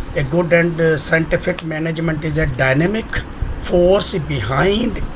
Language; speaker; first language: English; non-native, local second language; Punjabi